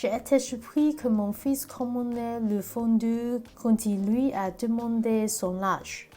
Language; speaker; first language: French; non-native, learner; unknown